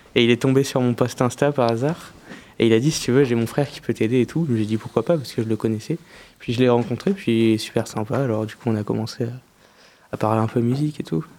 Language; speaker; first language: French; native; French